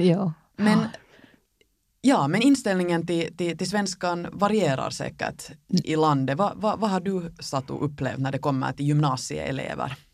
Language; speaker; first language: Swedish; native; Swedish